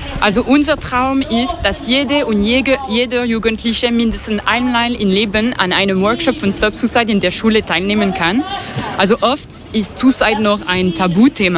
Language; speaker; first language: German; non-native, local second language; French